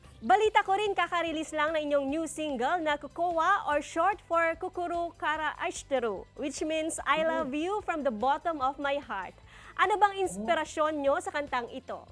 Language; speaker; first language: Filipino; native; Filipino